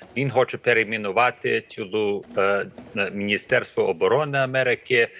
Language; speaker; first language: Ukrainian; early bilingual, heritage; Ukrainian